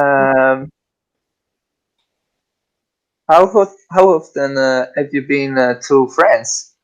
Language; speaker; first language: English; non-native, learner; Italian